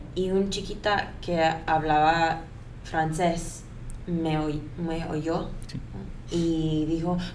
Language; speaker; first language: Spanish; early bilingual, heritage; Spanish